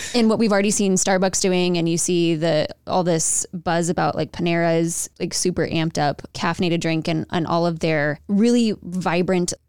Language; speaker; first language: English; native; English